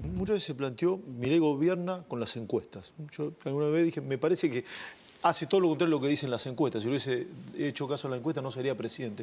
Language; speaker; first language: Spanish; native; Spanish